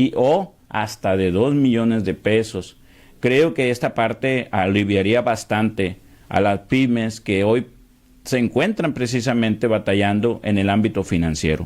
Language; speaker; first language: Spanish; native; Spanish